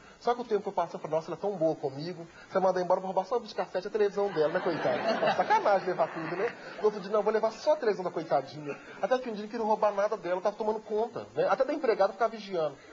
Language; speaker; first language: Portuguese; native; Portuguese